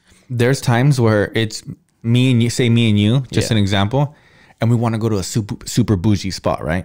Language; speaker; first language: English; early bilingual, other home language; Spanish